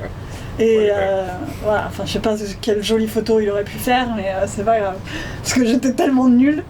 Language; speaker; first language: French; native; French